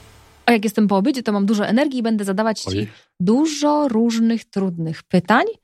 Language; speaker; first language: Polish; native; Polish